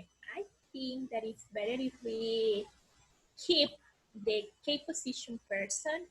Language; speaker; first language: English; non-native, learner; Spanish